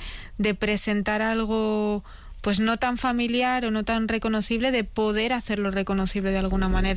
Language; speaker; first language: Spanish; native; Spanish